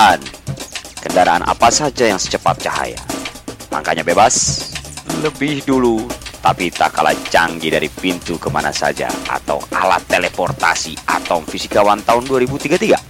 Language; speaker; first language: Indonesian; native; Indonesian